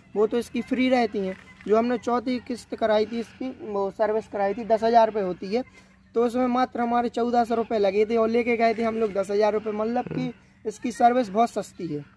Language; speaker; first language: Hindi; native; Hindi